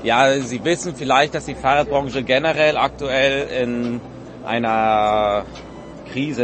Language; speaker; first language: German; native; German